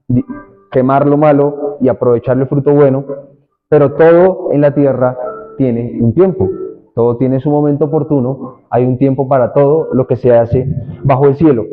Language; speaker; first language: Spanish; native; Spanish